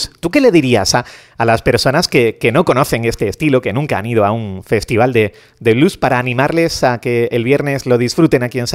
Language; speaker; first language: Spanish; native; Spanish